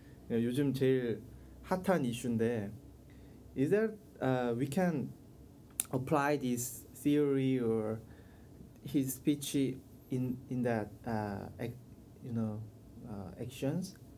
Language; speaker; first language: English; non-native, learner; Korean